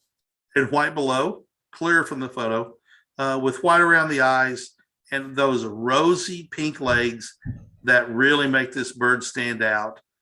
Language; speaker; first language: English; native; English